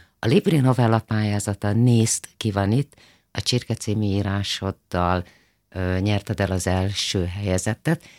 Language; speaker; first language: Hungarian; native; Hungarian